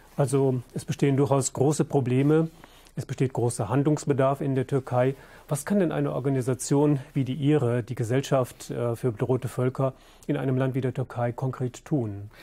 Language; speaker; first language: German; native; German